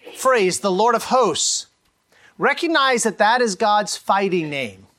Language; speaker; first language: English; native; English